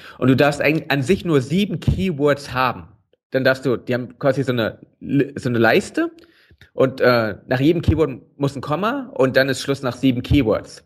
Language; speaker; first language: German; native; German